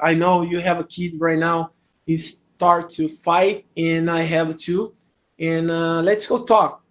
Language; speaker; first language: English; non-native, learner; Portuguese